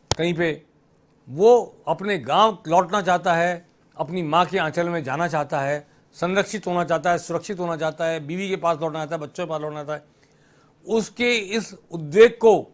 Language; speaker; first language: Hindi; native; Hindi